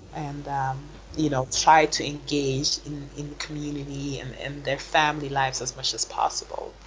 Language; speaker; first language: English; non-native, fluent; Swedish